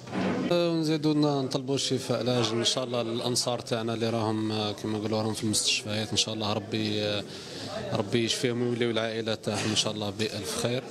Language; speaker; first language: Arabic; native; Arabic